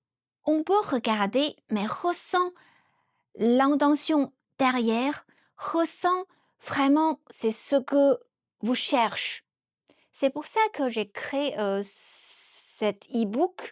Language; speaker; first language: French; non-native, fluent; Chinese